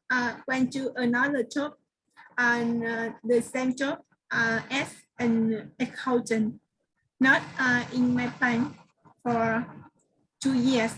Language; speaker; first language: English; non-native, learner; Vietnamese